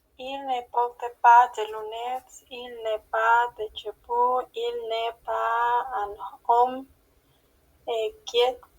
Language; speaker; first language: French; non-native, learner; Spanish